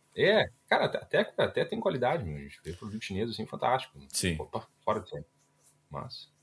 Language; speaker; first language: Portuguese; native; Portuguese